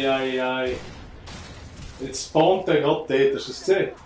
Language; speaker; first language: German; native; German